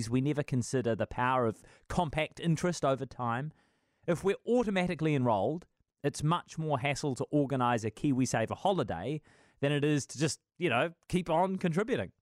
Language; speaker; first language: English; native; English